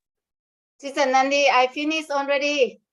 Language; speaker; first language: English; non-native, learner; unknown